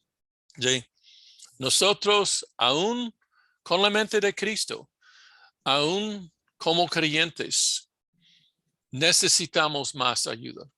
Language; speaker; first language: Spanish; non-native, fluent; English